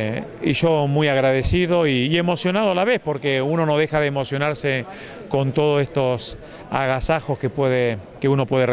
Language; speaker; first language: Spanish; native; Spanish